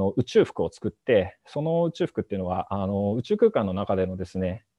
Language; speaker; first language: Japanese; native; Japanese